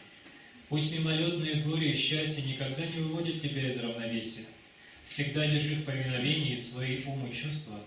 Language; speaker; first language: Russian; native; Russian